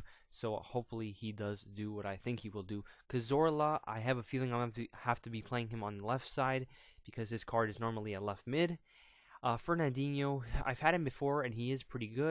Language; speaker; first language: English; native; English